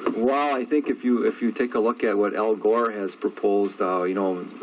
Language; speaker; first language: English; native; English